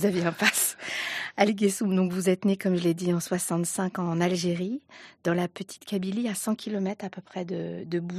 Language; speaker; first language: French; native; French